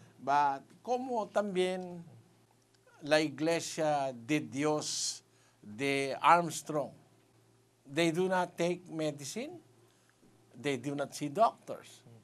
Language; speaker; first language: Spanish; non-native, learner; Filipino